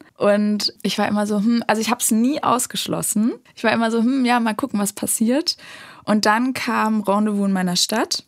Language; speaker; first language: German; native; German